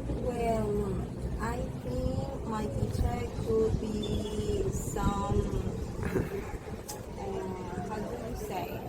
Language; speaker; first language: English; non-native, learner; Spanish